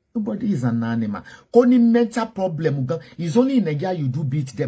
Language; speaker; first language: English; non-native, local second language; Yoruba